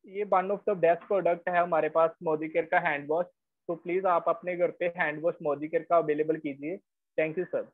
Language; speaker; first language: Hindi; native; Hindi